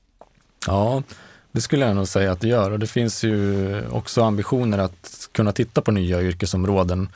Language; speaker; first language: Swedish; native; Swedish